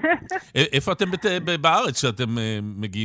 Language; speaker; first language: Hebrew; native; Hebrew